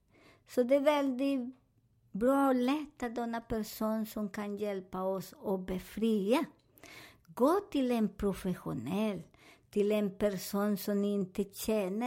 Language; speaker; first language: Swedish; non-native, learner; Spanish